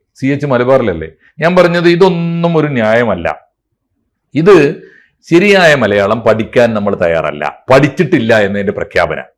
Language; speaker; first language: Malayalam; native; Malayalam